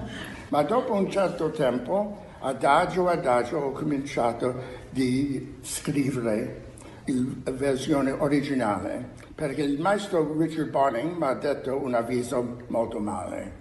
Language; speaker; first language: Italian; non-native, learner; English